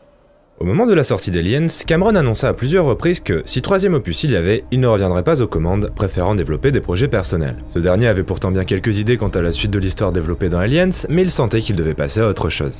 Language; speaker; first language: French; native; French